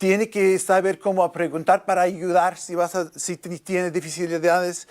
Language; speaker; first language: Spanish; non-native, learner; English